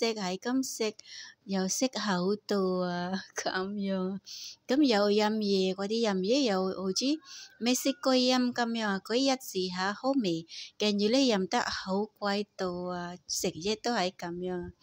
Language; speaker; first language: Cantonese; non-native, fluent; Indonesian